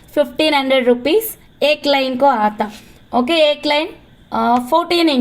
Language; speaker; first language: Hindi; non-native, local second language; Telugu